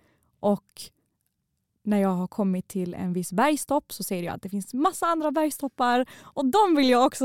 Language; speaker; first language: Swedish; early bilingual, other home language; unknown